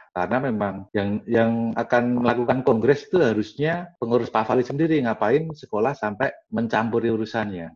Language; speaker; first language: Indonesian; non-native, local second language; Javanese